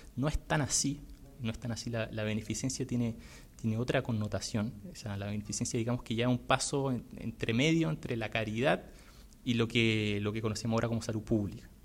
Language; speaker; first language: Spanish; native; Spanish